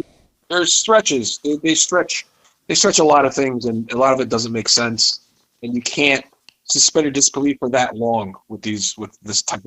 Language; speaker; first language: English; native; English